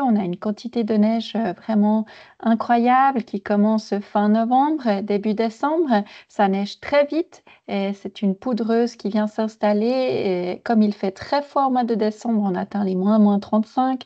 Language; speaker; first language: French; native; French